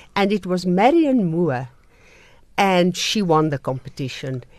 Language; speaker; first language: English; non-native, local second language; Afrikaans